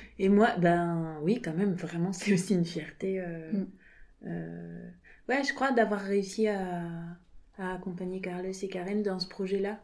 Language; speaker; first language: French; native; French